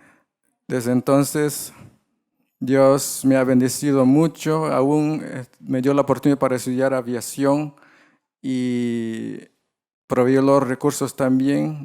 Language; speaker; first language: Spanish; non-native, fluent; English